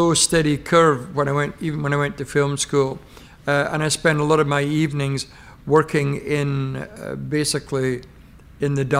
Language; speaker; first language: English; native; English